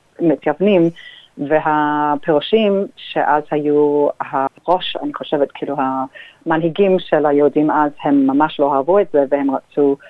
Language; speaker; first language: Hebrew; non-native, fluent; English